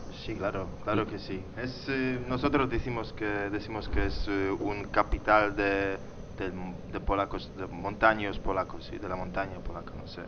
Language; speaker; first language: Spanish; non-native, learner; Polish